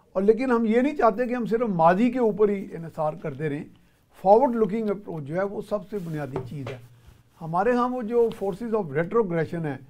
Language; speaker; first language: Urdu; native; Urdu